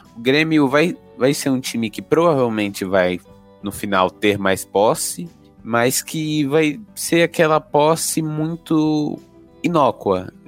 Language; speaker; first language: Portuguese; native; Portuguese